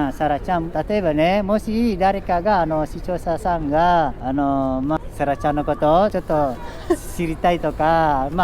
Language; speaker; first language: Japanese; non-native, fluent; Indonesian